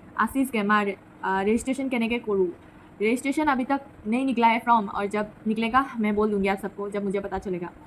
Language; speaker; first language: Hindi; non-native, local second language; Assamese